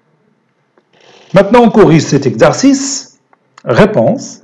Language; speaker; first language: French; non-native, local second language; Arabic